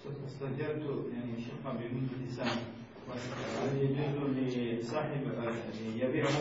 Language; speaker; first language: Arabic; non-native, learner; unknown